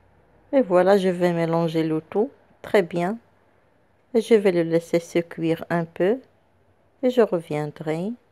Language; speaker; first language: French; non-native, local second language; Arabic